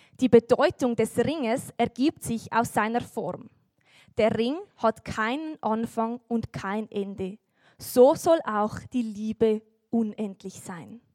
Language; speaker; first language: German; native; German